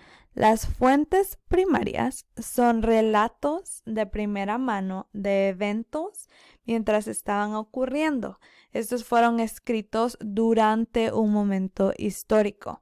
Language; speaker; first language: Spanish; early bilingual, other home language; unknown